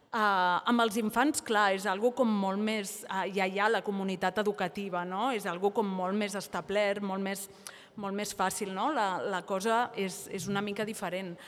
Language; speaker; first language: Catalan; native; Catalan